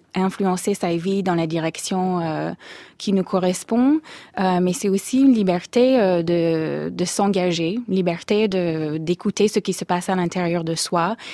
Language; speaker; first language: French; non-native, fluent; English